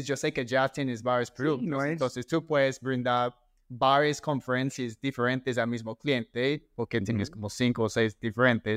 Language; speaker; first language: Spanish; non-native, fluent; English